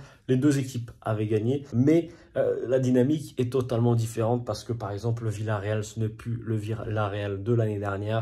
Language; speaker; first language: French; native; French